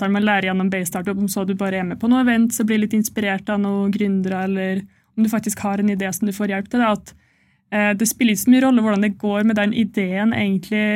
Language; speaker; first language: Norwegian; native; Norwegian